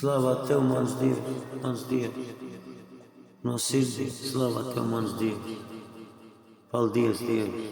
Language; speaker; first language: Latvian; non-native, local second language; Russian